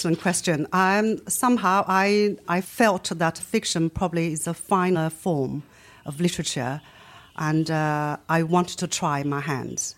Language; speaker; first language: English; non-native, fluent; Chinese